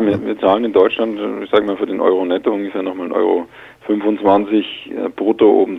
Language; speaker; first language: German; native; German